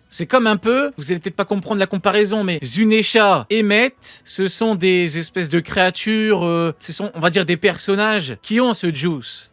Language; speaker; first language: French; native; French